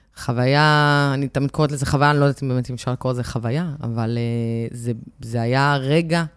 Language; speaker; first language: Hebrew; native; Hebrew